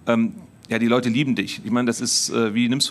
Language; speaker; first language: German; native; German